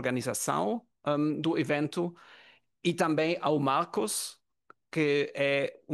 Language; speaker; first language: Portuguese; non-native, learner; German